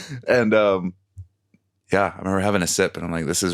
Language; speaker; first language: English; native; English